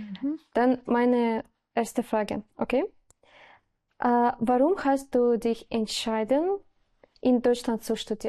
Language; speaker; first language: German; non-native, learner; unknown